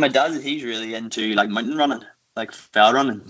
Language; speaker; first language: English; native; English